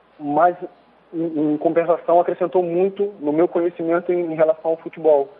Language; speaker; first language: Portuguese; native; Portuguese